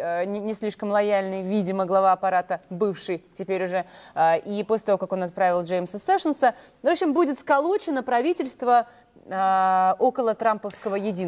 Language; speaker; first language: Russian; native; Russian